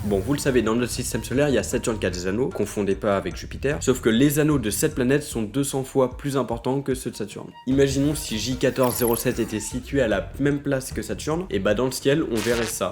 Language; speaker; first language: French; native; French